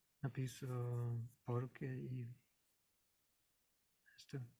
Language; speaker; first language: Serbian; non-native, learner; English